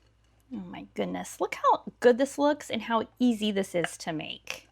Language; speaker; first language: English; native; English